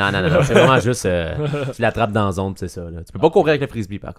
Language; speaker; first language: French; native; French